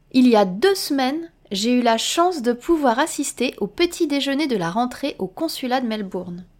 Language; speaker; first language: French; native; French